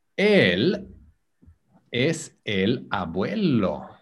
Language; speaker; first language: Spanish; native; Spanish